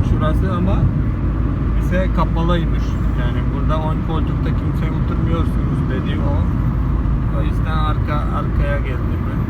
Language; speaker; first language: Turkish; non-native, fluent; Malayalam